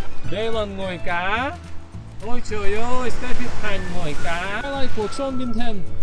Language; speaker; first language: Vietnamese; non-native, learner; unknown